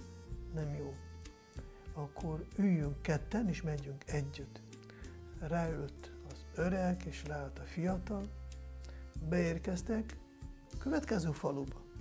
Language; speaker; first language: Hungarian; non-native, fluent; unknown